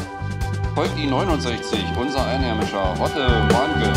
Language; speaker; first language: German; native; German